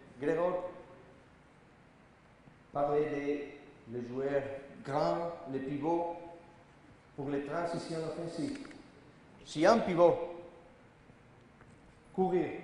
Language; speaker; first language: French; non-native, learner; Spanish